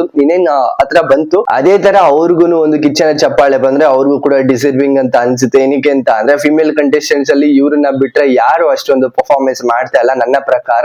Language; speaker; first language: Kannada; native; Kannada